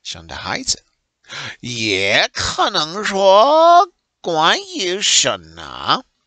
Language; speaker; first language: Chinese; non-native, learner; English